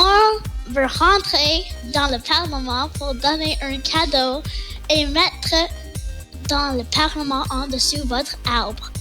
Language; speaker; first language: French; non-native, local second language; English